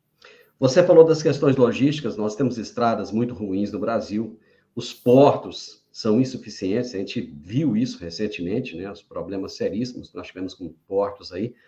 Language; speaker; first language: Portuguese; native; Portuguese